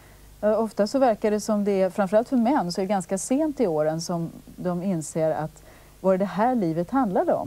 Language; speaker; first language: Swedish; native; Swedish